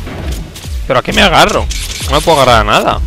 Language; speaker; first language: Spanish; native; Spanish